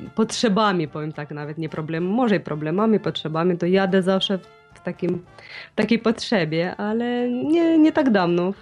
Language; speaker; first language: Polish; non-native, learner; Ukrainian